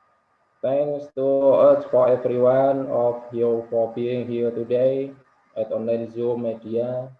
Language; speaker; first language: English; non-native, local second language; Indonesian